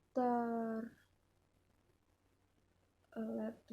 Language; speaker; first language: English; non-native, learner; Indonesian